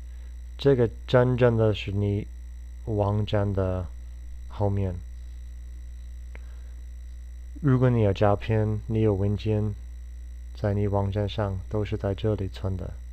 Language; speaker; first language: Chinese; non-native, fluent; English